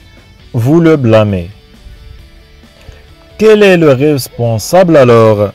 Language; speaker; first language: French; non-native, fluent; Arabic